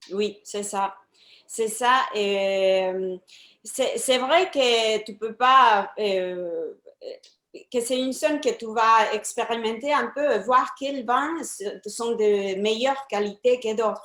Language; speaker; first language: French; non-native, fluent; Spanish